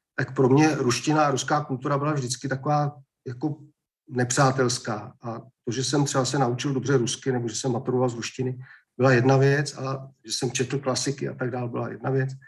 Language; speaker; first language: Czech; native; Czech